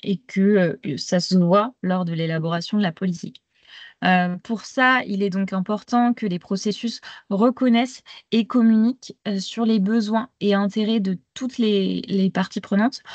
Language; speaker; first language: French; native; French